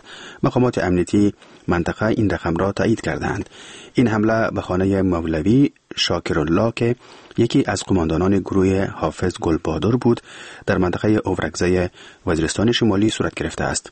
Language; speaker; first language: Persian; native; Persian